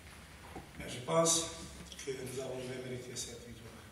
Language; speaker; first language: French; non-native, learner; Portuguese